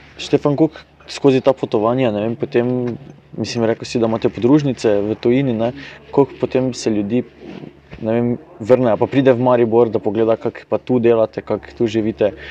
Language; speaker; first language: Slovenian; native; Slovenian